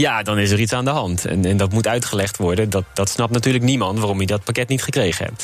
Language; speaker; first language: Dutch; native; Dutch